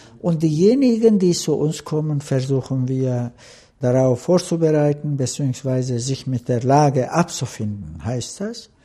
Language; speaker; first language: German; non-native, fluent; Turkish